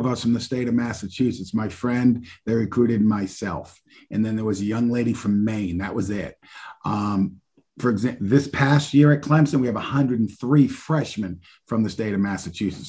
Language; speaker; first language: English; native; English